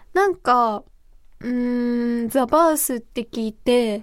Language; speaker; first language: Japanese; native; Japanese